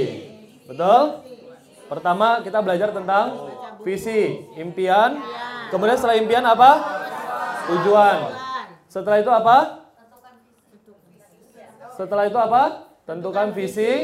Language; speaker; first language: Indonesian; native; Indonesian